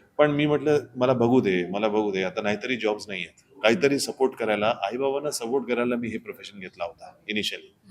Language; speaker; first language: Marathi; non-native, local second language; Hindi